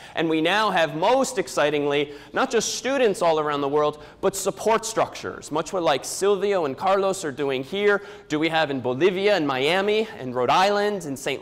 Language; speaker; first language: English; native; English